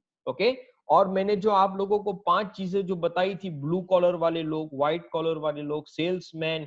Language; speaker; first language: Hindi; native; Hindi